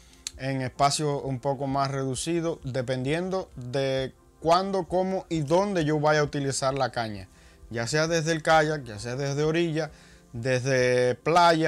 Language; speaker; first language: Spanish; native; Spanish